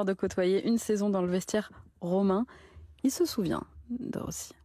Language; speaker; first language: French; native; French